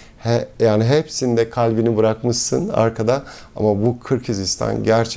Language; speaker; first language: Turkish; early bilingual, heritage; Turkish